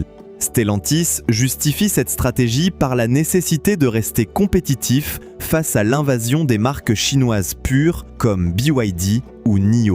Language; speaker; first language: French; native; French